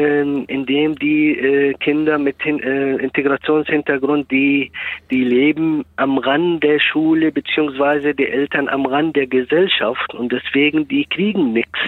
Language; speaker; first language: German; non-native, fluent; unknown